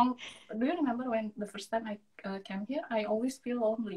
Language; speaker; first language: English; non-native, learner; Indonesian